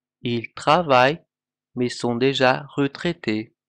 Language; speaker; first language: French; non-native, fluent; Portuguese